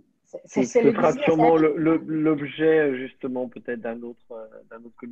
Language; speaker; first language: French; native; French